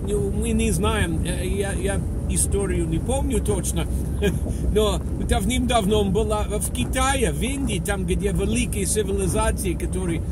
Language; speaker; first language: Russian; non-native, fluent; English